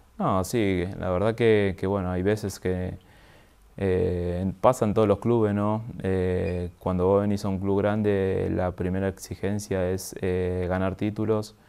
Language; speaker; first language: Spanish; native; Spanish